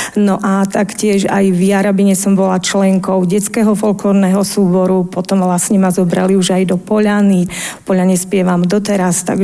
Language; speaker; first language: Slovak; non-native, local second language; Rusyn